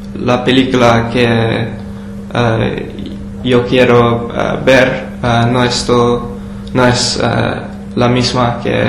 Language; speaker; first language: Spanish; non-native, learner; English